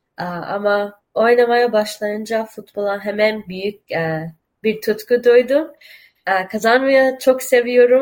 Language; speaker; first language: Turkish; early bilingual, heritage; Turkish